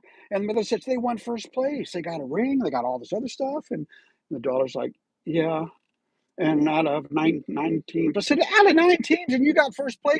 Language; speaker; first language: English; native; English